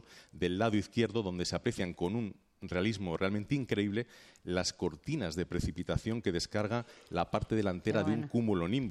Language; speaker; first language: Spanish; native; Spanish